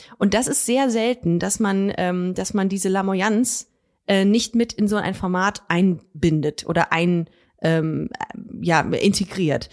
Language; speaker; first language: German; native; German